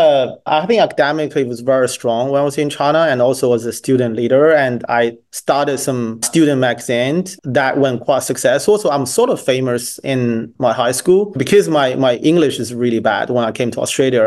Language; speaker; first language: English; non-native, fluent; Chinese